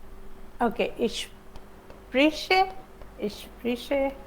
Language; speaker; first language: German; non-native, learner; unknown